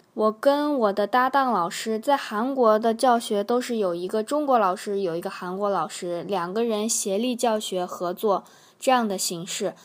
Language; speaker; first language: Chinese; native; Chinese